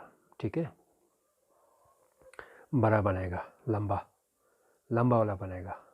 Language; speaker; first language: Hindi; non-native, fluent; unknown